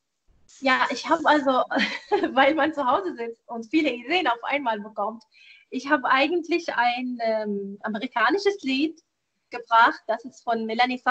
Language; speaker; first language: German; non-native, fluent; Arabic